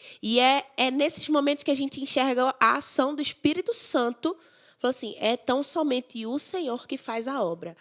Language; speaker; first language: Portuguese; native; Portuguese